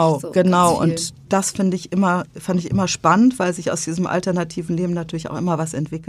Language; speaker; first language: German; native; German